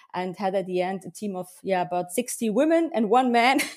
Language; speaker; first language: English; early bilingual, heritage; German